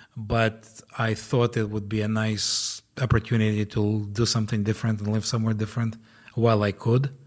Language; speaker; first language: English; non-native, fluent; Ukrainian